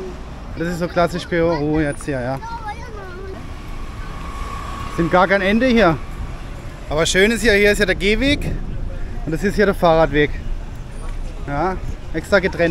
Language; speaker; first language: German; native; German